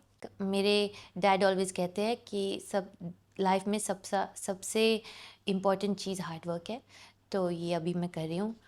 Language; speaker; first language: Hindi; non-native, local second language; English